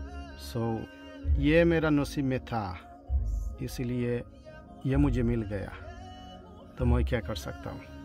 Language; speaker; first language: Hindi; non-native, fluent; Bangla